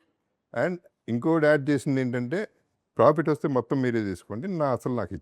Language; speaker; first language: Telugu; native; Telugu